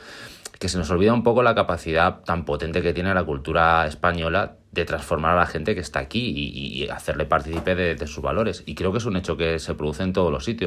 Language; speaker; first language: Spanish; native; Spanish